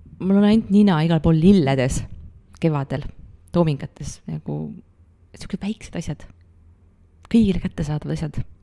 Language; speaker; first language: Estonian; native; Estonian